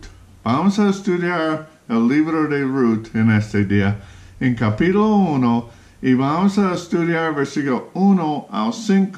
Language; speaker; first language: Spanish; non-native, learner; English